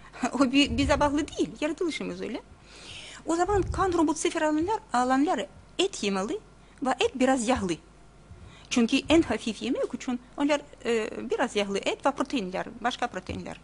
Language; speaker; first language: Turkish; non-native, fluent; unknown